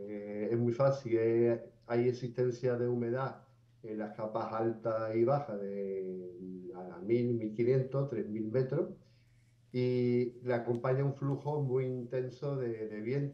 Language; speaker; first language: Spanish; native; Spanish